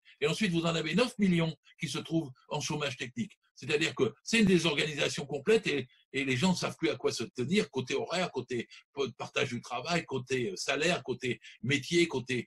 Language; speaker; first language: French; native; French